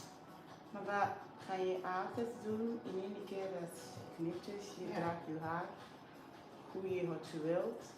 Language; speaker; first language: Dutch; non-native, fluent; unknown